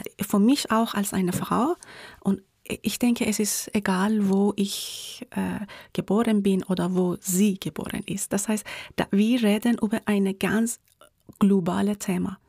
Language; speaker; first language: German; non-native, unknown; Persian